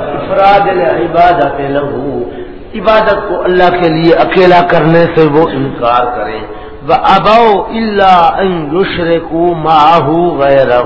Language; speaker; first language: Urdu; non-native, local second language; Punjabi